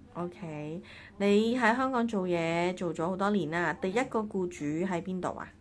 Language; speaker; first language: Cantonese; native; Cantonese